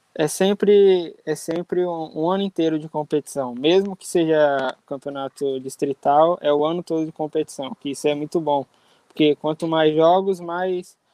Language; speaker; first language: Portuguese; native; Portuguese